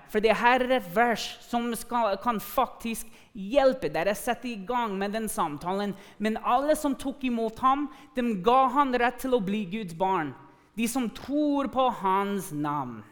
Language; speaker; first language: Norwegian; non-native, fluent; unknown